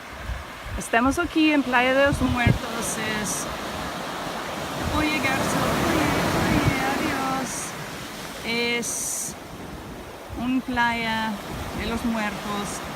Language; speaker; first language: Spanish; non-native, learner; English